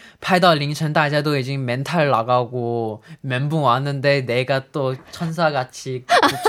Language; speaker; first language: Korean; non-native, fluent; Chinese